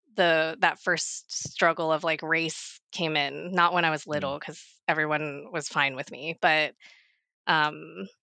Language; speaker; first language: English; native; English